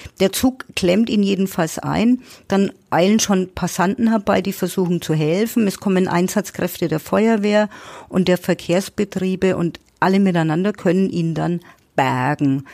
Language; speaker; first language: German; native; German